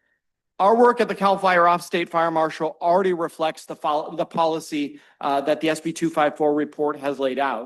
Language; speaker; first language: English; native; English